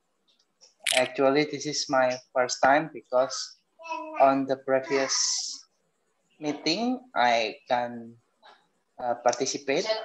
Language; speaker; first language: English; non-native, learner; Indonesian